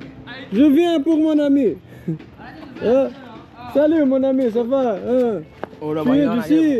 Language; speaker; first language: French; non-native, learner; Arabic